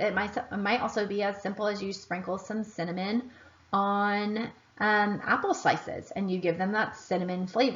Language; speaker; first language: English; native; English